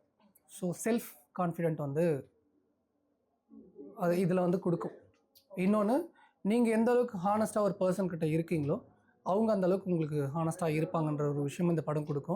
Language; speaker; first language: Tamil; native; Tamil